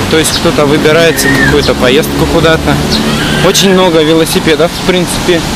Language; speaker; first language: Russian; native; Russian